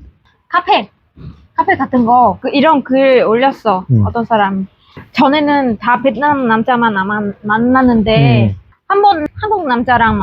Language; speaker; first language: Korean; non-native, fluent; Vietnamese